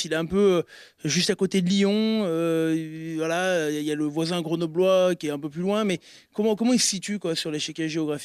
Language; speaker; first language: French; native; French